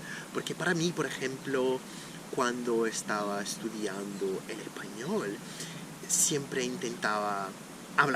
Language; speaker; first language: Spanish; non-native, fluent; Portuguese